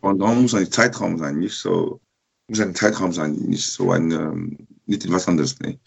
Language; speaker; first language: German; non-native, local second language; French